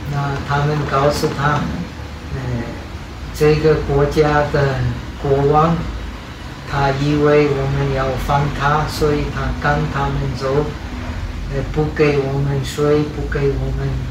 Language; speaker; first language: Chinese; non-native, fluent; Czech